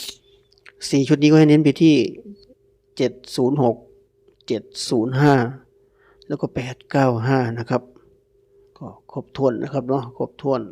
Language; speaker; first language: Thai; native; Thai